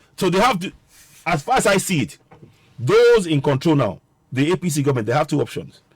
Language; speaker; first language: English; non-native, local second language; Yoruba